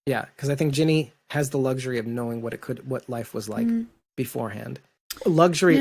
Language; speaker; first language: English; native; English